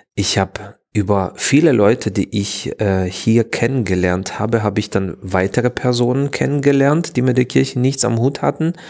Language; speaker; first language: German; non-native, fluent; Polish